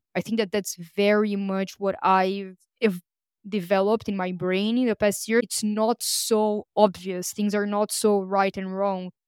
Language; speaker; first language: English; non-native, fluent; Portuguese